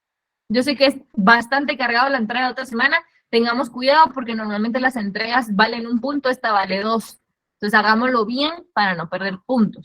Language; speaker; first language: Spanish; native; Spanish